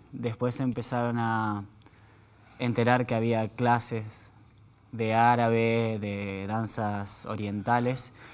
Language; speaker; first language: Spanish; native; Spanish